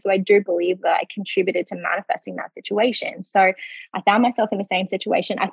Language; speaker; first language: English; native; English